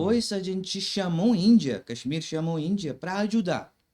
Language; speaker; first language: Portuguese; non-native, learner; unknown